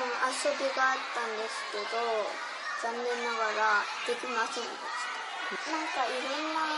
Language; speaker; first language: Japanese; early bilingual, other home language; Korean